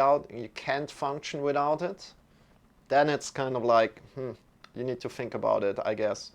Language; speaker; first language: English; non-native, fluent; German